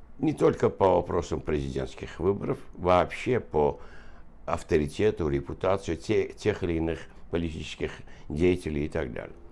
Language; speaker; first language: Russian; non-native, local second language; Azerbaijani